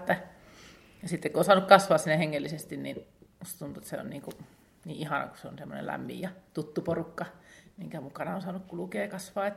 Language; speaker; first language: Finnish; native; Finnish